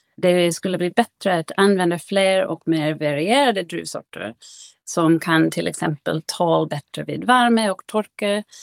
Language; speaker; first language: Swedish; non-native, fluent; English